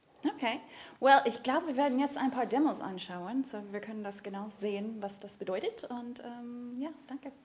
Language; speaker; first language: German; non-native, fluent; English